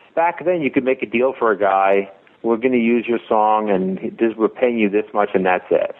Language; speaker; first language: English; native; English